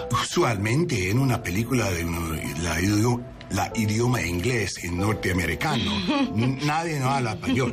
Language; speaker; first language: Spanish; non-native, learner; English